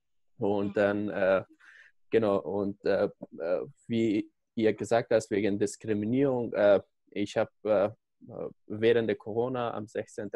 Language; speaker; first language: German; non-native, learner; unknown